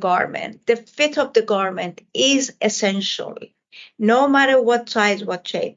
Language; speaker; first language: English; non-native, fluent; Persian